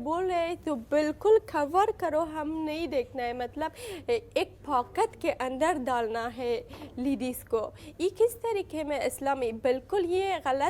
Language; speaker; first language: Hindi; non-native, learner; Persian